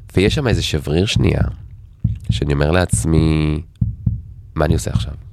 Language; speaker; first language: Hebrew; native; Hebrew